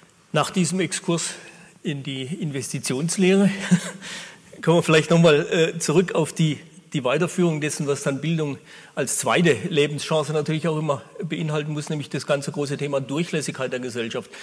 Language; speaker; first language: German; native; German